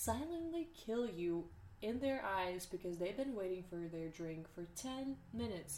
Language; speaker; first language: English; non-native, fluent; Russian